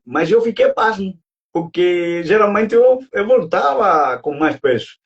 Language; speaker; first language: Portuguese; non-native, fluent; Spanish